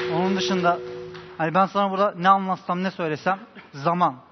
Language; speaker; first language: Turkish; native; Turkish